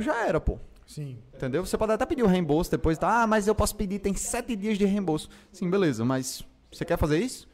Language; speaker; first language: Portuguese; native; Portuguese